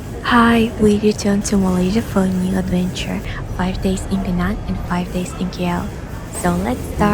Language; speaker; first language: English; non-native, learner; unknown